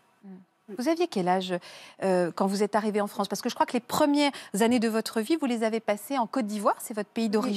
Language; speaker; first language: French; native; French